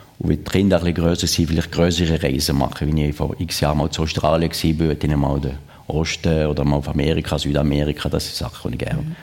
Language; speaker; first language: German; non-native, local second language; French